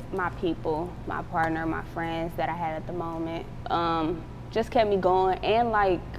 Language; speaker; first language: English; native; English